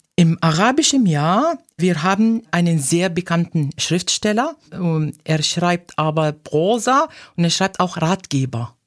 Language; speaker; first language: German; non-native, fluent; Arabic